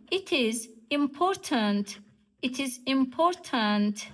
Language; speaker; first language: English; non-native, fluent; Azerbaijani